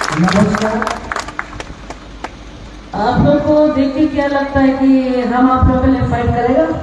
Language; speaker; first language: Hindi; non-native, local second language; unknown